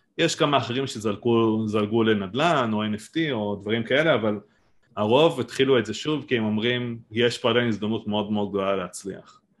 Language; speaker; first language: Hebrew; native; Hebrew